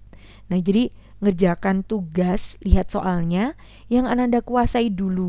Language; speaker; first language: Indonesian; native; Indonesian